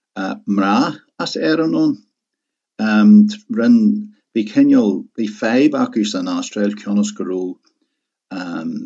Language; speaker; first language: Irish; non-native, local second language; English